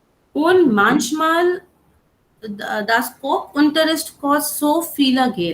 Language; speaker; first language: German; non-native, learner; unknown